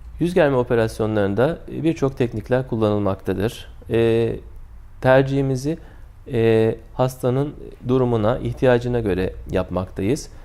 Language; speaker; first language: Turkish; native; Turkish